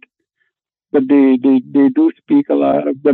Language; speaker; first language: English; non-native, fluent; Cree